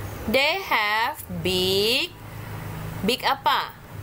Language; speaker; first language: English; non-native, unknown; Indonesian